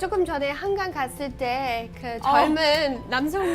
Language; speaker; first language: Korean; non-native, learner; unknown